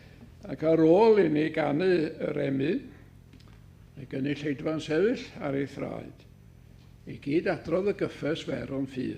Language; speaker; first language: Welsh; native; Welsh